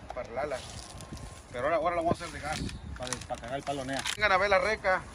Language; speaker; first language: Spanish; early bilingual, other home language; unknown